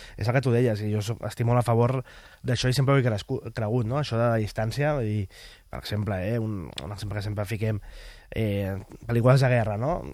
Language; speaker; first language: Catalan; native; Catalan